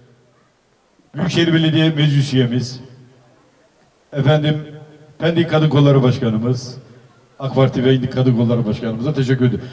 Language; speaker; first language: Turkish; native; Turkish